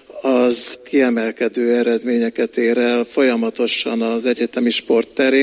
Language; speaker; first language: Hungarian; native; Hungarian